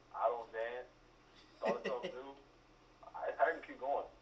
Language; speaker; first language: English; native; English